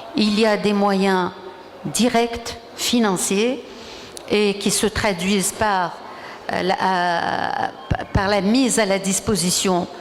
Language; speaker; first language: French; non-native, local second language; Arabic